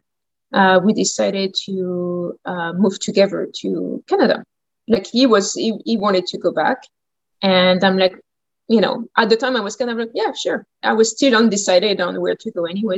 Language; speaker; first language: English; non-native, fluent; French